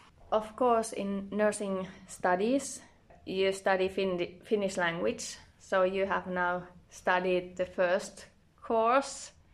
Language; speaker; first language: English; non-native, fluent; Finnish